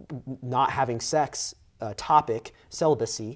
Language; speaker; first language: English; native; English